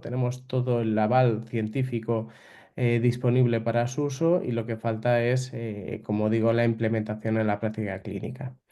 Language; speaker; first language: Spanish; native; Spanish